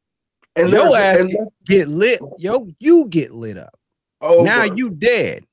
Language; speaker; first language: English; native; English